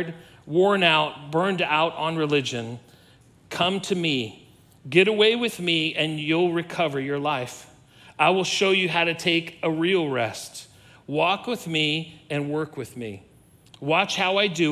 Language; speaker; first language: English; native; English